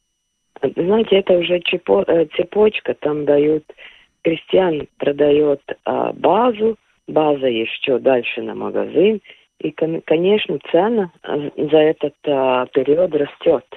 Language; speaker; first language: Russian; non-native, local second language; Latvian